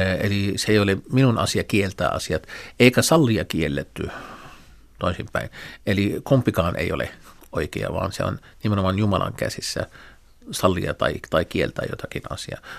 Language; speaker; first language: Finnish; non-native, fluent; Arabic